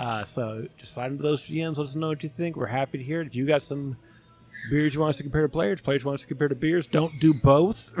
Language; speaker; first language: English; native; English